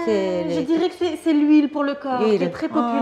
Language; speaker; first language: French; native; French